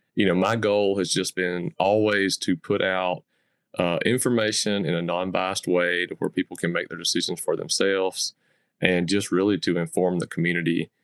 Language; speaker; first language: English; native; English